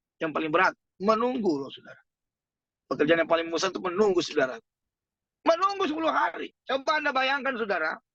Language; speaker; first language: Indonesian; native; Indonesian